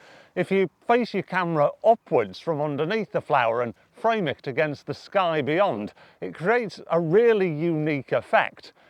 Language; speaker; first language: English; native; English